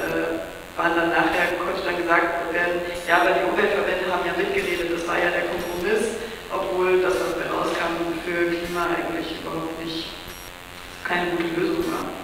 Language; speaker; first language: German; native; German